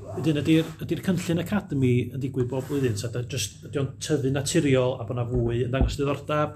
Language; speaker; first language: Welsh; native; Welsh